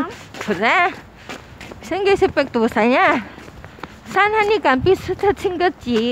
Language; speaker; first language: Korean; non-native, learner; Filipino